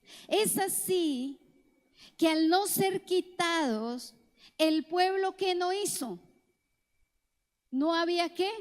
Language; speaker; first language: Spanish; native; Spanish